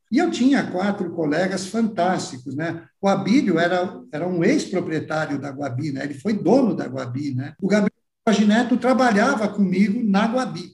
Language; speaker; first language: Portuguese; early bilingual, other home language; Italian